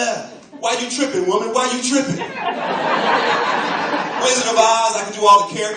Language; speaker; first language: English; native; English